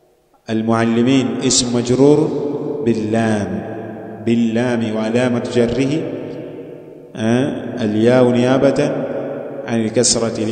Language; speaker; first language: Arabic; non-native, fluent; Swahili